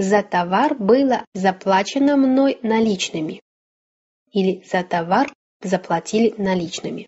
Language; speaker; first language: Russian; non-native, fluent; Chinese